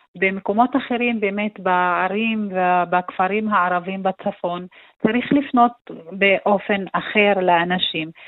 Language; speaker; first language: Hebrew; non-native, local second language; Arabic